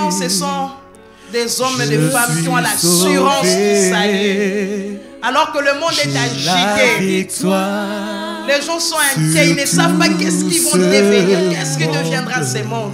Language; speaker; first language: French; non-native, local second language; Lingala